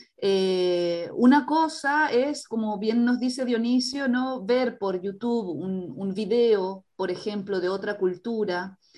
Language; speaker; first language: Spanish; native; Spanish